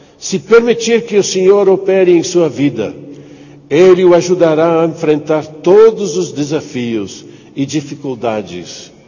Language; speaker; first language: Portuguese; non-native, fluent; English